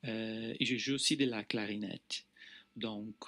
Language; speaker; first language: French; non-native, fluent; Portuguese